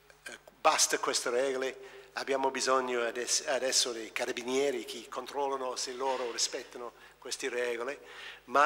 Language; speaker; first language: Italian; non-native, fluent; English